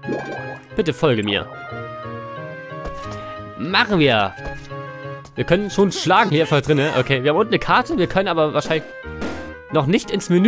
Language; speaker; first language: German; native; German